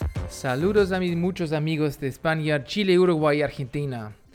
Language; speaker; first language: Spanish; non-native, learner; German